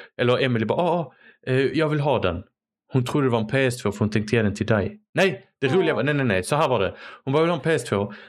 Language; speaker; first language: Swedish; early bilingual, other home language; Arabic